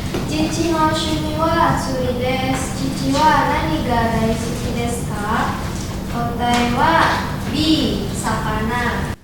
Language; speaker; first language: Japanese; non-native, learner; Indonesian